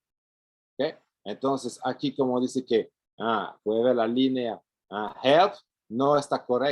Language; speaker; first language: Spanish; non-native, fluent; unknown